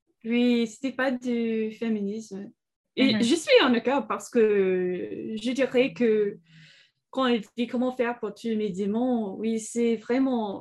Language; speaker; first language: French; non-native, learner; English